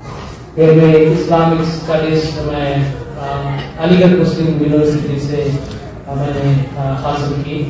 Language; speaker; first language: Hindi; non-native, local second language; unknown